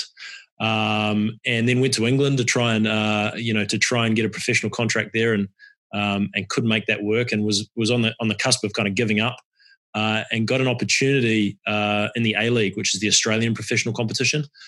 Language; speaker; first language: English; native; English